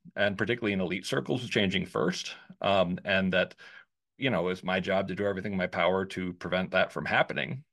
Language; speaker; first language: English; native; English